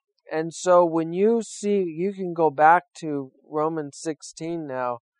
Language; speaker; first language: English; native; English